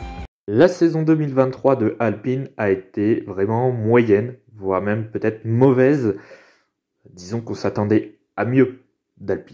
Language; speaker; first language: French; native; French